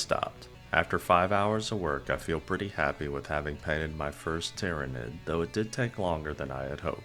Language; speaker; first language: English; native; English